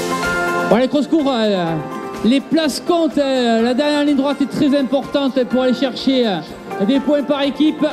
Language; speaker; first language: French; native; French